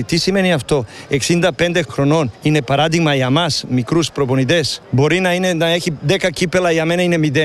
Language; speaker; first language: Greek; non-native, learner; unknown